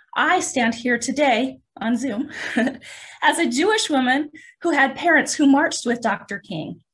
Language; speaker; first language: English; native; English